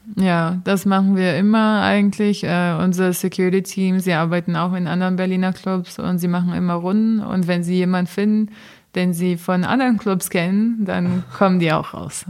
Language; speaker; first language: German; non-native, fluent; Portuguese